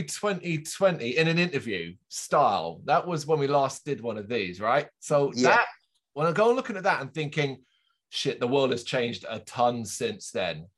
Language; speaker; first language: English; native; English